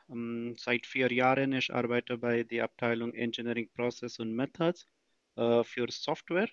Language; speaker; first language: German; non-native, fluent; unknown